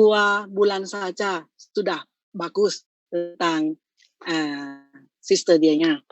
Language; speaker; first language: Indonesian; non-native, fluent; Thai